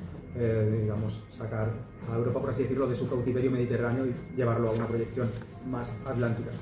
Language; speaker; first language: Spanish; native; Spanish